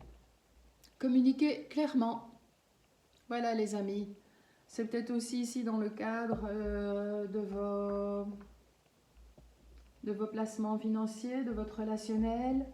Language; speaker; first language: French; native; French